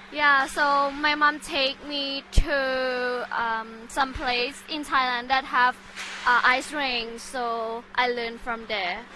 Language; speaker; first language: English; non-native, learner; Thai